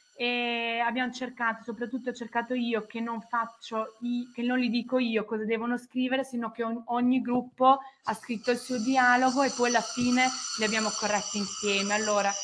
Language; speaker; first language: Italian; non-native, fluent; German